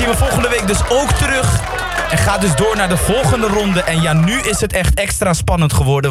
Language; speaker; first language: Dutch; native; Dutch